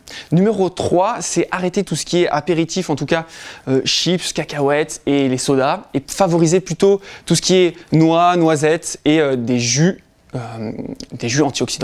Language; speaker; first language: French; native; French